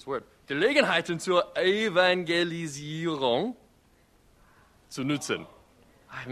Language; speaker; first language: German; non-native, fluent; English